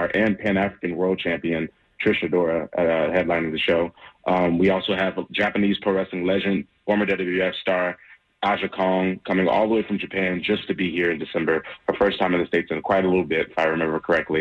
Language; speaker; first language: English; native; English